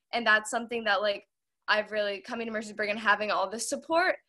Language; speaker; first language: English; native; English